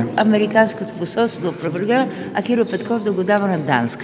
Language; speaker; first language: Bulgarian; native; Bulgarian